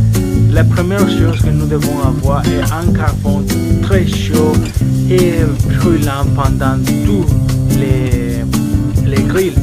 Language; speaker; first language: French; non-native, learner; Spanish